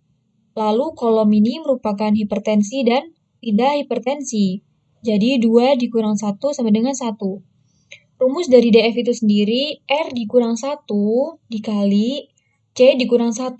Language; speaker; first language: Indonesian; native; Indonesian